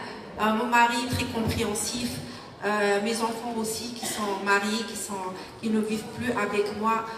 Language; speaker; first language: French; non-native, local second language; Arabic